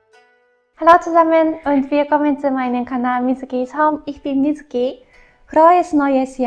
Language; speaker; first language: German; non-native, fluent; Japanese